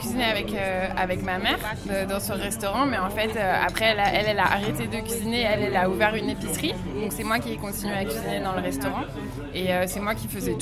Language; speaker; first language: French; non-native, fluent; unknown